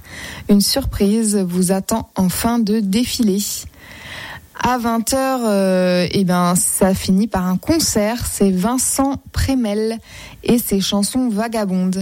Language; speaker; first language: French; native; French